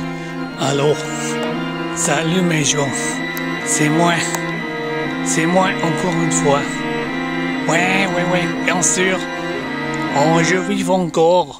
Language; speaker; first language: French; non-native, learner; English